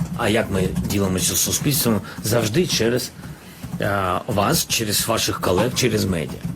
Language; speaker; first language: Ukrainian; non-native, local second language; Russian